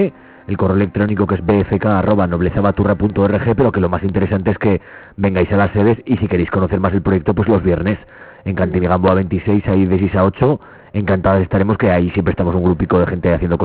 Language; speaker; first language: Spanish; native; Spanish